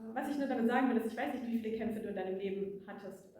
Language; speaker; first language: German; native; German